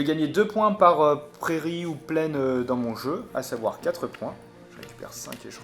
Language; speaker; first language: French; native; French